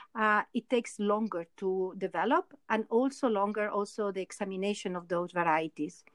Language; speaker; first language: English; non-native, fluent; Spanish